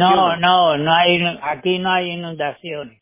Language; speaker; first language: Spanish; native; Spanish